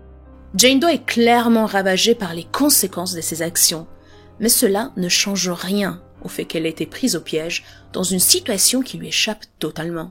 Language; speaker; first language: French; native; French